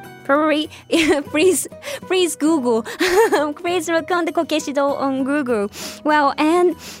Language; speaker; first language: English; non-native, fluent; Japanese